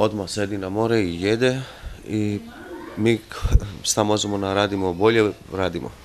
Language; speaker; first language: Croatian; non-native, learner; Greek